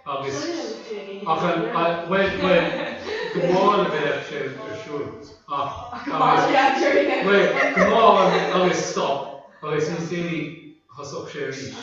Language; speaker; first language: Irish; non-native, learner; English